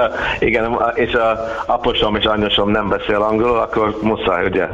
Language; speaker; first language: Hungarian; non-native, learner; English